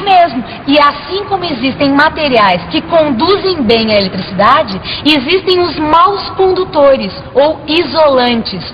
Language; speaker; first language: Portuguese; native; Portuguese